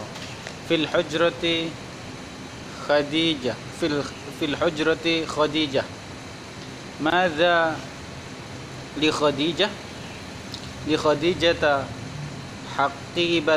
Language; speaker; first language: Arabic; non-native, learner; Indonesian